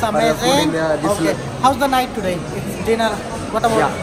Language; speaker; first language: English; non-native, learner; Nepali